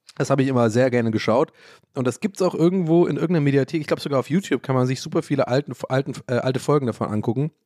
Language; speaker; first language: German; early bilingual, other home language; English